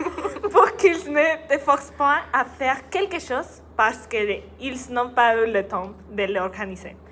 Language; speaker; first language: French; non-native, learner; Spanish